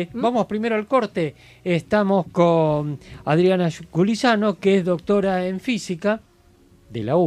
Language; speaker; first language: Spanish; native; Spanish